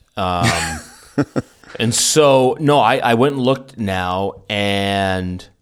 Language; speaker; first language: English; native; English